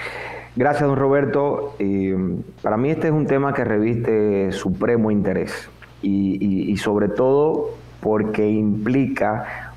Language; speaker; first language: Spanish; native; Spanish